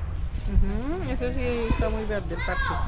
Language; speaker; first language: Spanish; native; Spanish